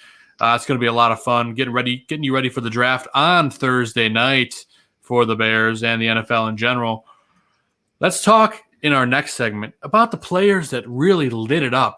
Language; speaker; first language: English; native; English